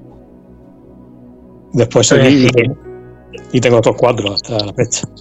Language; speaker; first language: Spanish; native; Spanish